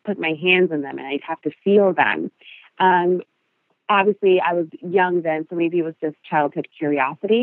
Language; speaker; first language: English; non-native, fluent; Spanish